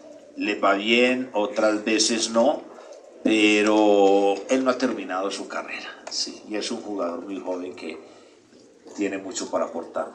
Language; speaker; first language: Spanish; native; Spanish